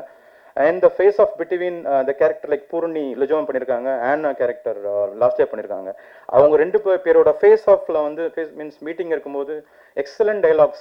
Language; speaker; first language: Tamil; native; Tamil